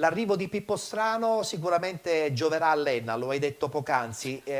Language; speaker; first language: Italian; native; Italian